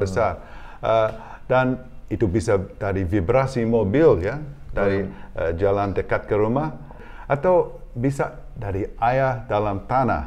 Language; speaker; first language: Indonesian; non-native, learner; English